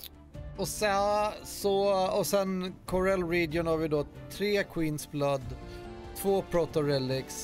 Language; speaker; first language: Swedish; native; Swedish